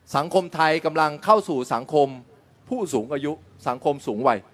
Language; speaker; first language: Thai; early bilingual, other home language; Chinese